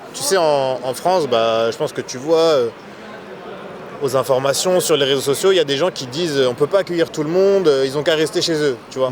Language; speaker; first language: French; native; French